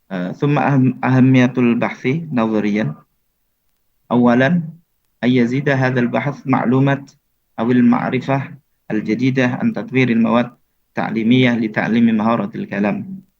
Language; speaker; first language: Arabic; non-native, fluent; Indonesian